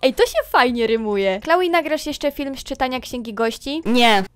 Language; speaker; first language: Polish; native; Polish